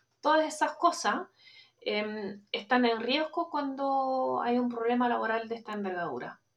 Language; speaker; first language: Spanish; non-native, fluent; German